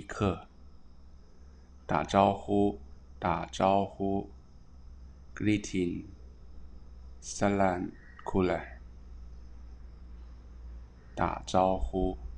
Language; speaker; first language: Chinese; non-native, learner; Somali